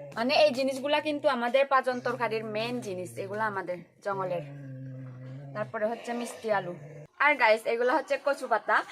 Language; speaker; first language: Bangla; non-native, local second language; Chakma